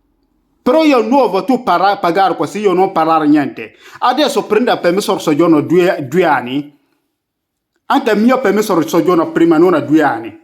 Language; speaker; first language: Italian; non-native, learner; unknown